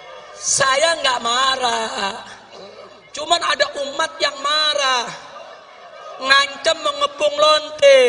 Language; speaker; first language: Indonesian; native; Indonesian